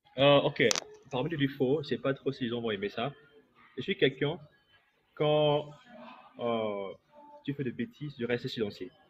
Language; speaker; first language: French; non-native, local second language; Lingala